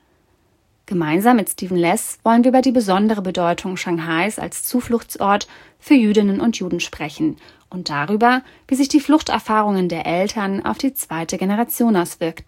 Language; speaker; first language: German; native; German